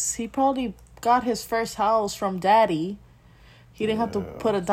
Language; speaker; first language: English; early bilingual, other home language; Spanish